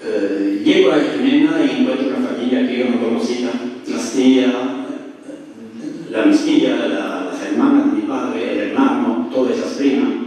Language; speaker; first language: Spanish; early bilingual, heritage; French